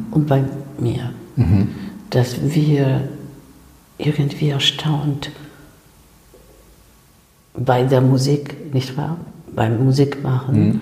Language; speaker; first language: German; non-native, fluent; Spanish